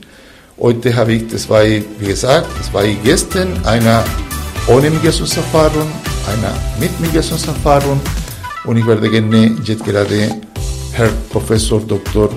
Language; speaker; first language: German; non-native, fluent; Spanish